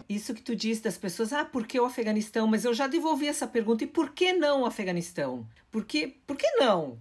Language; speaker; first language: Portuguese; native; Portuguese